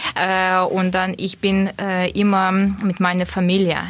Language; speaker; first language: German; non-native, learner; Russian